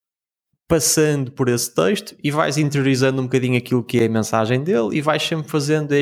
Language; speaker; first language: Portuguese; native; Portuguese